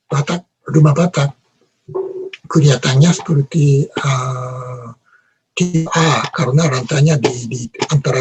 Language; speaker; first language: Indonesian; non-native, learner; Japanese